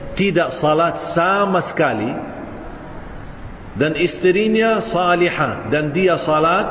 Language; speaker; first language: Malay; non-native, fluent; Arabic